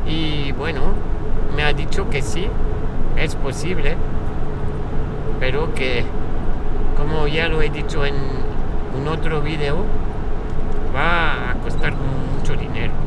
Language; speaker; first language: Spanish; non-native, fluent; French